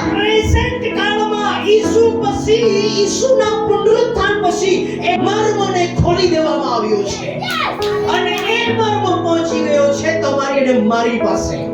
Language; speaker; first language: Gujarati; non-native, local second language; Gamit